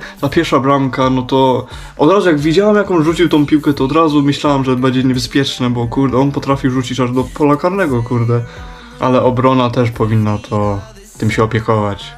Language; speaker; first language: Polish; early bilingual, heritage; Polish